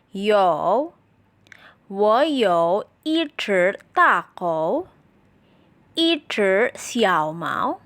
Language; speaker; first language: Chinese; non-native, fluent; Indonesian